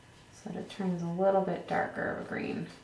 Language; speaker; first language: English; native; English